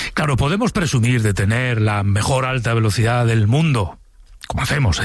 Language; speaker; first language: Spanish; native; Spanish